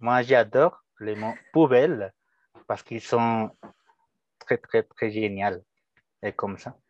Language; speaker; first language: French; non-native, fluent; Spanish